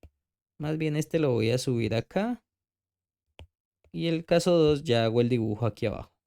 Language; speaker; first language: Spanish; native; Spanish